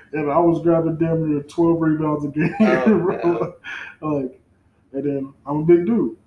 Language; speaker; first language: English; native; English